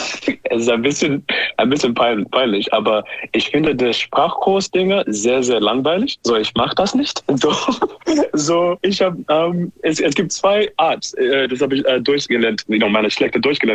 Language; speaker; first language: German; non-native, learner; English